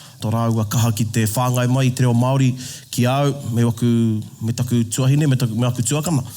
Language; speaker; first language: Māori; native; Māori